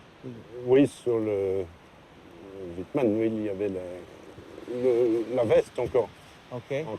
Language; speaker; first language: French; native; French